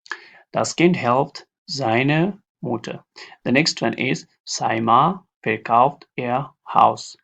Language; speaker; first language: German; non-native, learner; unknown